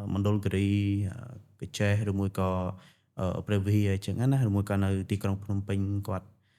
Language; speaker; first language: Khmer; non-native, local second language; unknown